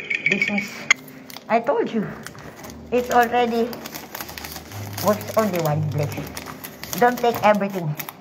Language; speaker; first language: English; non-native, local second language; Filipino